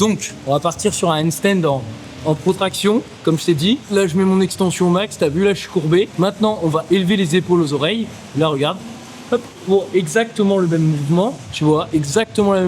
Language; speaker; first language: French; native; French